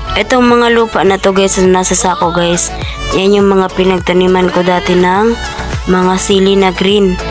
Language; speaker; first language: Filipino; non-native, local second language; Cebuano